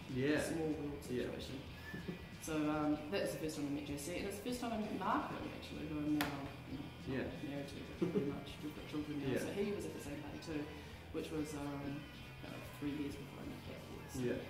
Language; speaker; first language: English; native; English